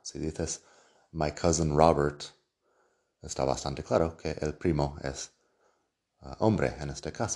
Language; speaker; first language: Spanish; non-native, fluent; English